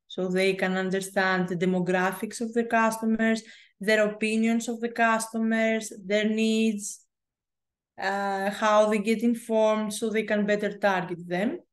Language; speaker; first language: English; non-native, fluent; Greek